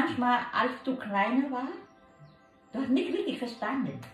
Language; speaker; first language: German; non-native, learner; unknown